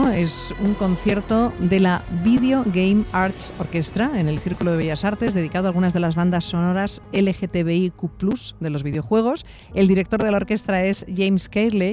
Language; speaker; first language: Spanish; native; Spanish